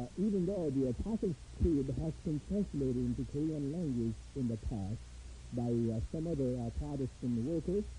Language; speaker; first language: English; non-native, fluent; Korean